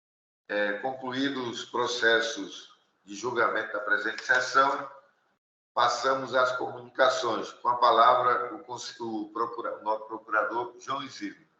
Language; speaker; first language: Portuguese; native; Portuguese